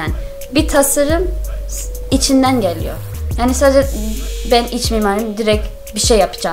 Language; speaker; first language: Turkish; non-native, learner; English